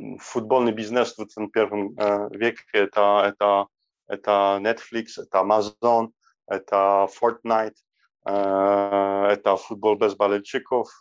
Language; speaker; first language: Russian; non-native, learner; Polish